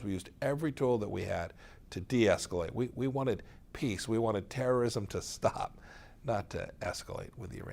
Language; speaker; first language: English; native; English